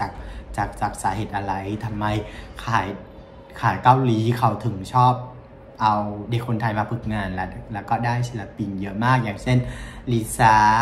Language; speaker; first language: Thai; non-native, fluent; Vietnamese